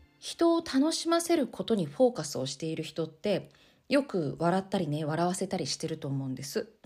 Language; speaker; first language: Japanese; native; Japanese